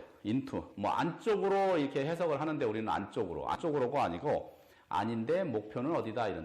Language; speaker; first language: Korean; native; Korean